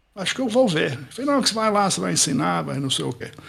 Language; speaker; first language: Portuguese; non-native, fluent; English